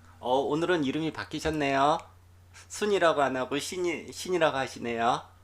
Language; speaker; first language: Korean; native; Korean